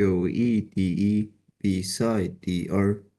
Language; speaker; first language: Chinese; non-native, learner; Urdu